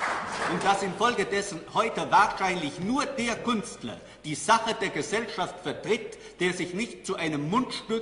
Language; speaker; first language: German; native; German